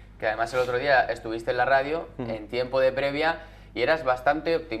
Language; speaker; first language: Spanish; native; Spanish